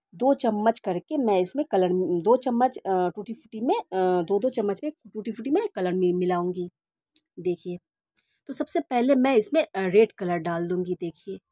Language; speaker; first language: Hindi; non-native, local second language; Bangla